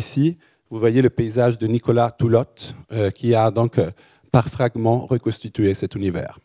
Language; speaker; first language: French; native; French